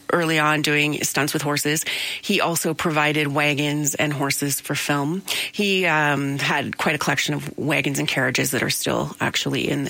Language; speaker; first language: English; native; English